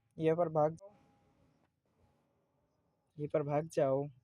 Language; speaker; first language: Hindi; non-native, learner; Bangla